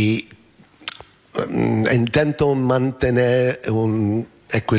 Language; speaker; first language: Spanish; non-native, fluent; English